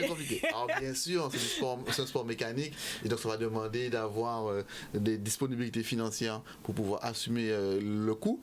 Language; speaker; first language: French; native; French